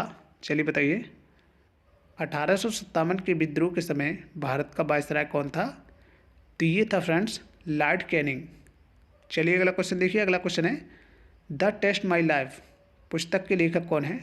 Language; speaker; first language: Hindi; native; Hindi